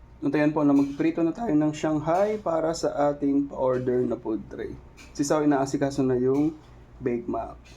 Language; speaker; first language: Filipino; native; Filipino